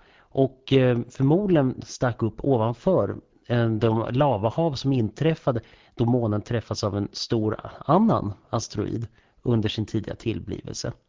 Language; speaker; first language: Swedish; native; Swedish